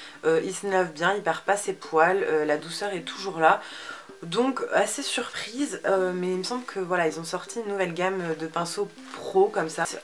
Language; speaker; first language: French; native; French